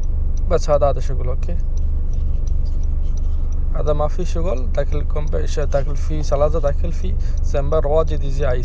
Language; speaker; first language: Arabic; non-native, learner; Bangla